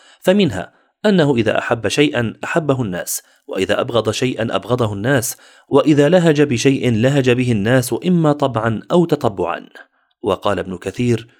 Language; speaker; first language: Arabic; native; Arabic